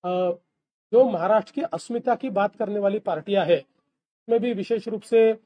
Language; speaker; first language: Hindi; non-native, local second language; Marathi